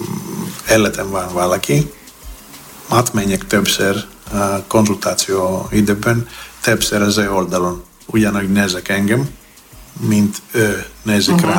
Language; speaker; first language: Hungarian; non-native, learner; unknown